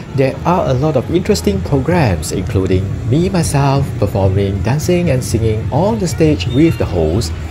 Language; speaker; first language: English; non-native, local second language; Chinese